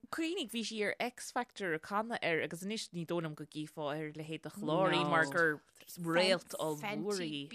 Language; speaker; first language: Irish; native; Irish